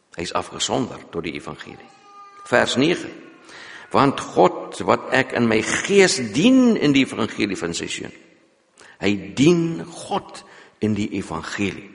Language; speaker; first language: Afrikaans; non-native, local second language; English